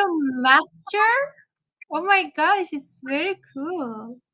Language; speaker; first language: English; non-native, fluent; Turkish